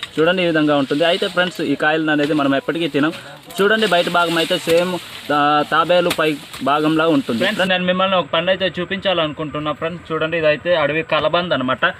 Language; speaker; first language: Telugu; non-native, local second language; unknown